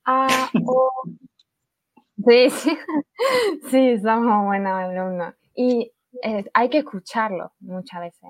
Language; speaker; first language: Spanish; early bilingual, other home language; Chinese